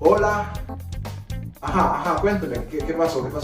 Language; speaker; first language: Spanish; non-native, fluent; Haitian Creole